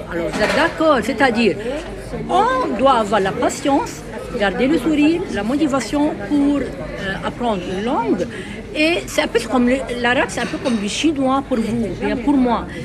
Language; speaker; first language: French; non-native, local second language; Arabic